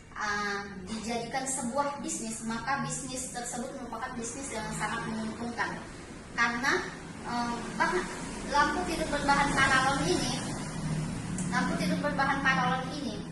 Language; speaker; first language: Indonesian; native; Indonesian